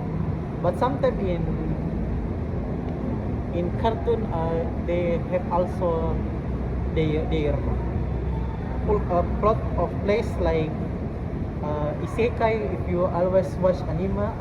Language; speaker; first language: English; non-native, learner; Indonesian